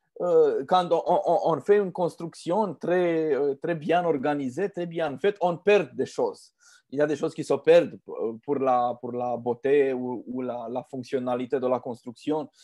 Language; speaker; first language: French; non-native, fluent; Romanian